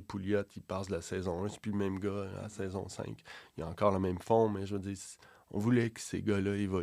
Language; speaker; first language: French; native; French